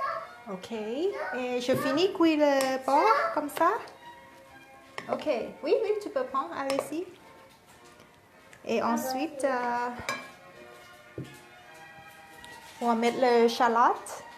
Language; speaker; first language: French; non-native, learner; Thai